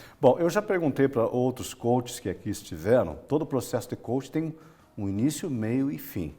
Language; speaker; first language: Portuguese; native; Portuguese